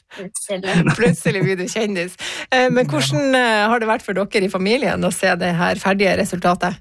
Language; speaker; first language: Norwegian; native; Norwegian